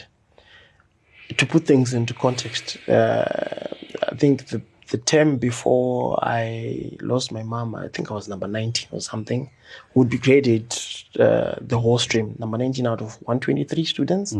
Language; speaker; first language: English; non-native, local second language; Shona